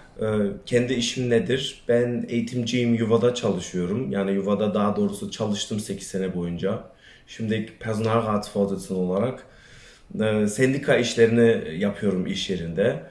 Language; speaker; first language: Turkish; early bilingual, other home language; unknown